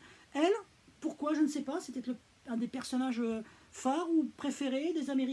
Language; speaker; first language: French; native; French